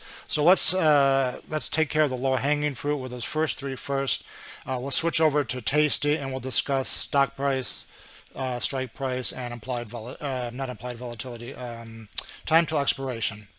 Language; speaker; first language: English; native; English